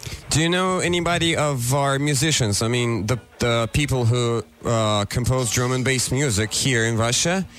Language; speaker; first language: English; non-native, fluent; Russian